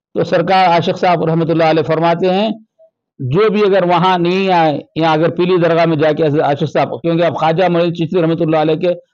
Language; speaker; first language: Urdu; native; Urdu